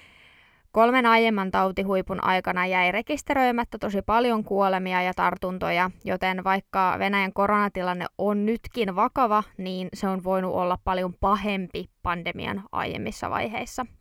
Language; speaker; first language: Finnish; native; Finnish